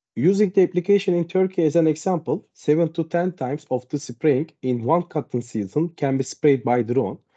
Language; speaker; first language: English; non-native, learner; Turkish